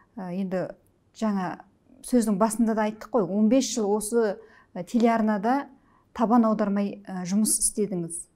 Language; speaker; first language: Kazakh; native; Kazakh